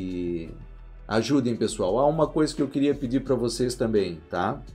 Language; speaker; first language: Portuguese; native; Portuguese